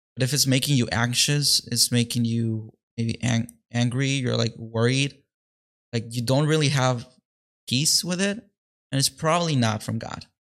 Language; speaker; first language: English; early bilingual, other home language; Spanish